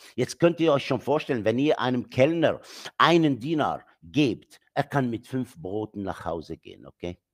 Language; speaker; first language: German; non-native, fluent; Arabic